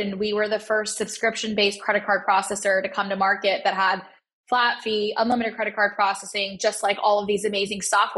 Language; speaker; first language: English; native; English